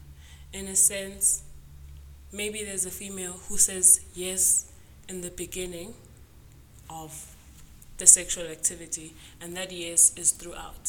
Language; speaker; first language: English; non-native, local second language; Zulu